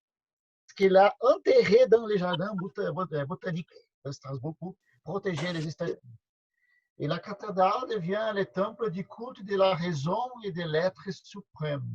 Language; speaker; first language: French; non-native, learner; Portuguese